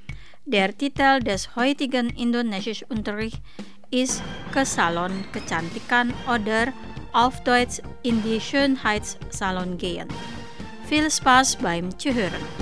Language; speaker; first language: German; non-native, fluent; Indonesian